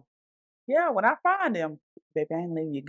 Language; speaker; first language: English; native; English